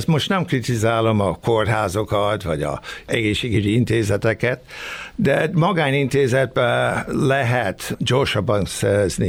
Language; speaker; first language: Hungarian; early bilingual, heritage; Hungarian